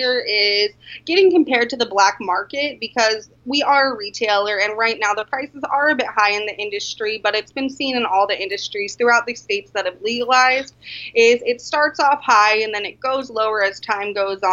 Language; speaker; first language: English; native; English